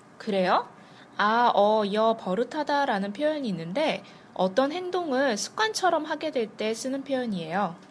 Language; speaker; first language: Korean; native; Korean